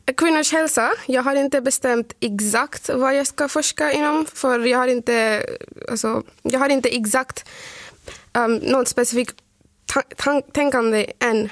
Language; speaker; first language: Swedish; non-native, fluent; Arabic